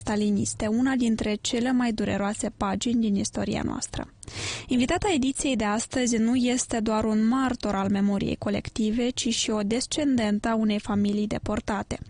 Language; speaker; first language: Romanian; native; Romanian